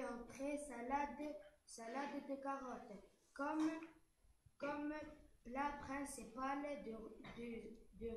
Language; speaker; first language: French; non-native, learner; Arabic